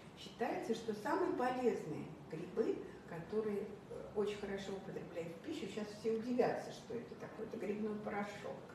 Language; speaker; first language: Russian; native; Russian